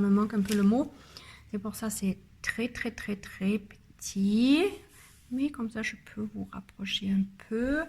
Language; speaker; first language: French; non-native, learner; German